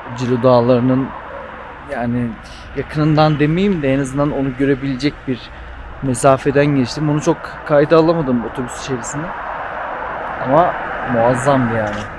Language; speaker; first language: Turkish; non-native, local second language; Kurdish